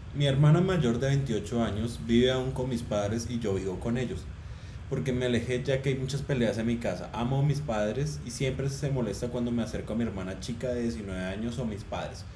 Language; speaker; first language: Spanish; native; Spanish